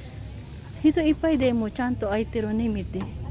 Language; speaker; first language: Japanese; non-native, learner; Filipino